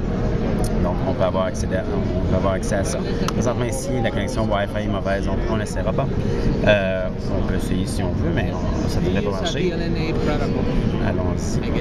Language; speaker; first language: French; native; French